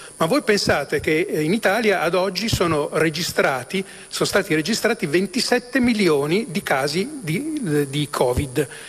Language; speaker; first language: Italian; native; Italian